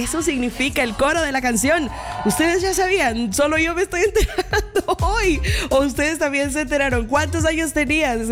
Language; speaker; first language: Spanish; native; Spanish